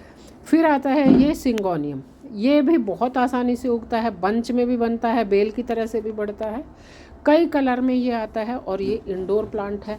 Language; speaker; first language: Hindi; native; Hindi